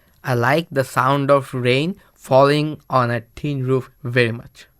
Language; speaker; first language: English; non-native, local second language; Bangla